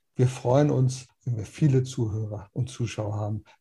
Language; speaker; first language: German; early bilingual, heritage; Danish